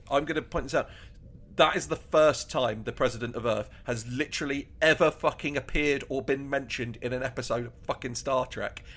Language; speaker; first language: English; native; English